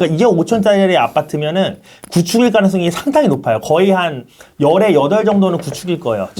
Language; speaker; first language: Korean; native; Korean